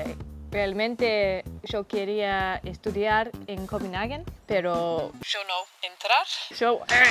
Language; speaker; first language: Spanish; non-native, learner; English